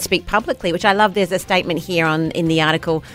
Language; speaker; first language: English; native; English